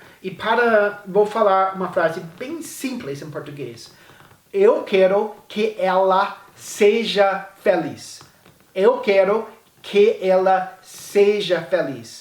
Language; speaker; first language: Portuguese; non-native, fluent; English